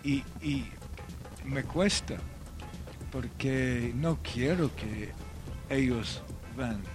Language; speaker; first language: Spanish; non-native, fluent; Welsh